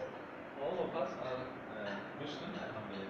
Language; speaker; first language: English; non-native, fluent; Turkish